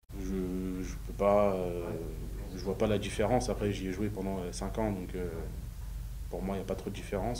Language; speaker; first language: French; native; French